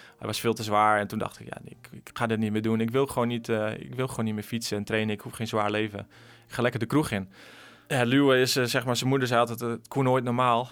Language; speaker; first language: Dutch; native; Dutch